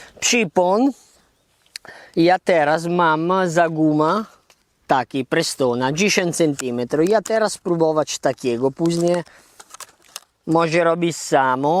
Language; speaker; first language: Polish; non-native, learner; Italian